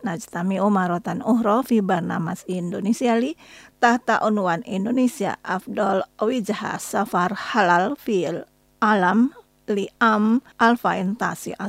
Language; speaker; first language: Arabic; non-native, fluent; Indonesian